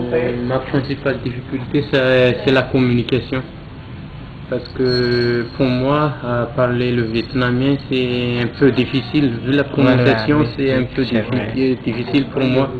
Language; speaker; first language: French; non-native, local second language; Malagasy